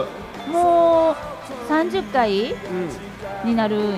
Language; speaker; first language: Japanese; native; Japanese